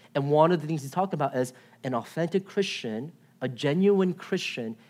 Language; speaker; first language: English; native; English